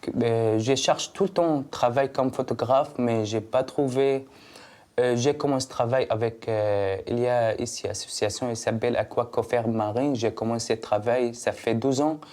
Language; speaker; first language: French; non-native, learner; Arabic